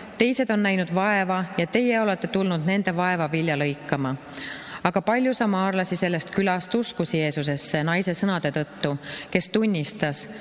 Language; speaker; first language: Estonian; native; Estonian